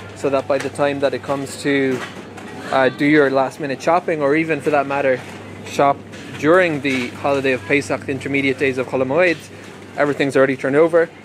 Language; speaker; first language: English; native; English